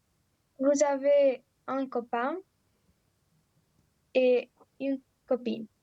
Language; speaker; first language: French; non-native, learner; Romanian